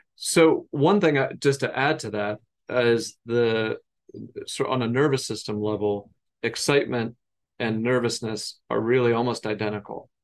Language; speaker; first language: English; native; English